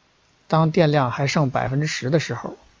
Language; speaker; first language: Chinese; native; Chinese